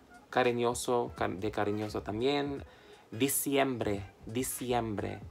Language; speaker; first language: Spanish; non-native, fluent; Filipino